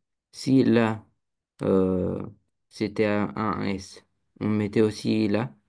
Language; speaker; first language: French; non-native, learner; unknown